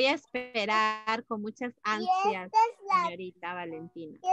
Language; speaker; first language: Spanish; native; Spanish